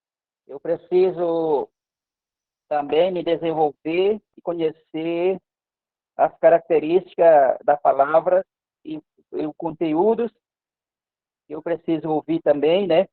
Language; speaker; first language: Portuguese; non-native, local second language; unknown